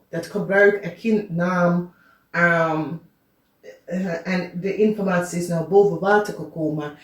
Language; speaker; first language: Dutch; non-native, fluent; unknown